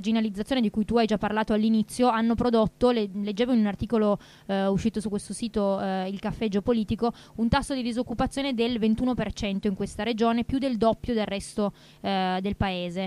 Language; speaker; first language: Italian; native; Italian